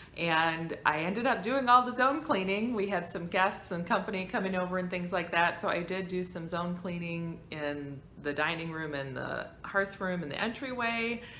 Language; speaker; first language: English; native; English